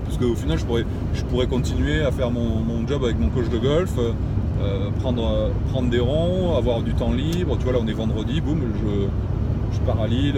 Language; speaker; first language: French; native; French